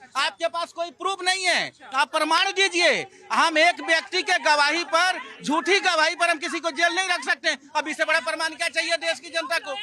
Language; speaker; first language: Hindi; native; Hindi